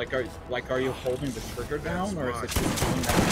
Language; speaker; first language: English; native; English